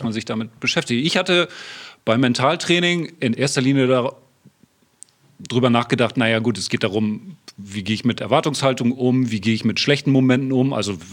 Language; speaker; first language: German; native; German